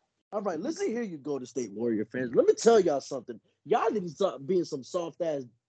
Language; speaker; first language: English; early bilingual, other home language; Spanish